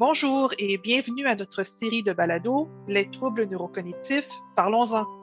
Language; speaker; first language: French; native; French